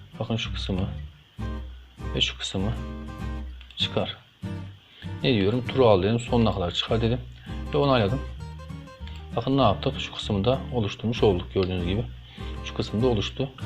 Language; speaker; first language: Turkish; native; Turkish